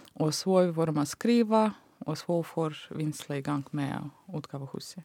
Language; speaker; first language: Icelandic; non-native, fluent; Russian